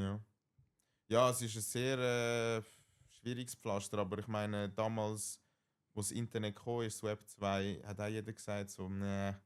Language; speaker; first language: German; native; German